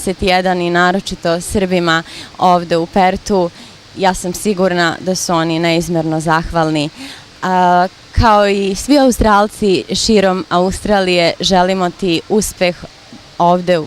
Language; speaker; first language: Bosnian; native; Bosnian